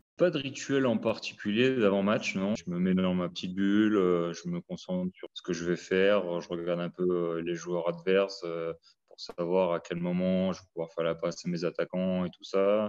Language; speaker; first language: French; native; French